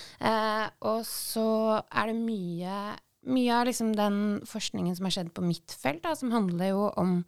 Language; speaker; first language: Norwegian; native; Norwegian